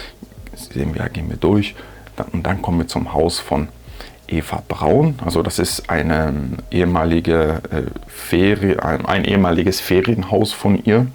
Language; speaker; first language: German; native; German